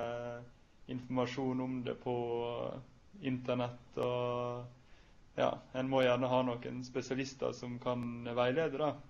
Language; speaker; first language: Norwegian; native; Norwegian